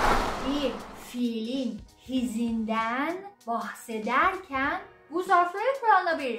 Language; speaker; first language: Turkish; non-native, learner; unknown